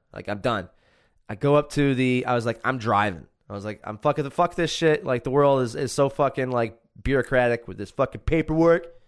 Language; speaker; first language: English; native; English